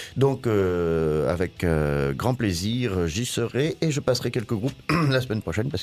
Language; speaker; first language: French; native; French